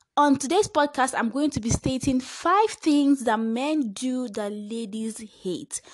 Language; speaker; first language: English; non-native, local second language; Igbo